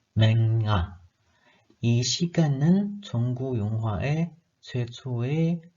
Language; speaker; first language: Korean; non-native, learner; Chinese